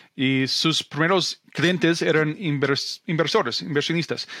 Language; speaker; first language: Spanish; non-native, fluent; English